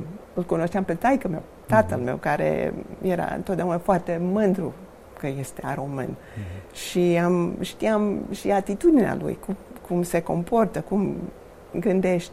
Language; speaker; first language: Romanian; non-native, fluent; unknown